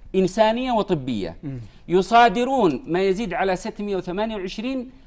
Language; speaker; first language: Arabic; native; Arabic